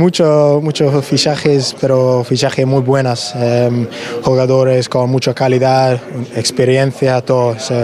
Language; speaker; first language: Spanish; non-native, learner; English